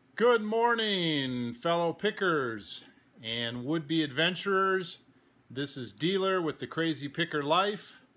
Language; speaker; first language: English; native; English